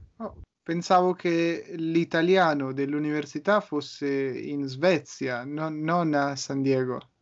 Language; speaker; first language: Italian; native; Italian